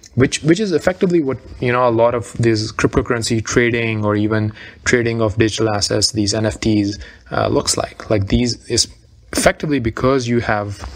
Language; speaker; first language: English; non-native, local second language; Urdu